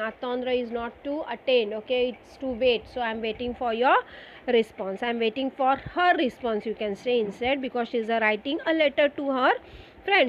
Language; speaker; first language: English; non-native, local second language; Marathi